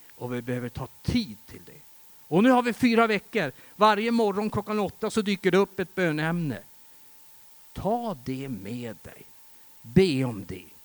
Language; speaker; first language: Swedish; native; Swedish